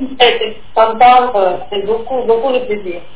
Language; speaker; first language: French; non-native, fluent; Spanish